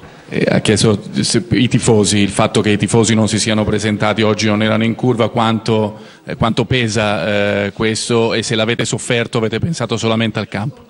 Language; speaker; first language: Italian; native; Italian